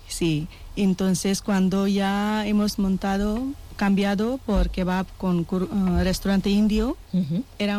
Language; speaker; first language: Spanish; non-native, learner; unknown